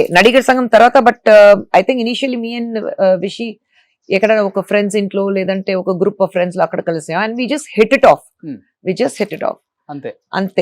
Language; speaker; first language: Telugu; non-native, fluent; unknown